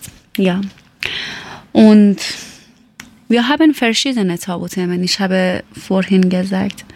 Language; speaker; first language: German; non-native, learner; Persian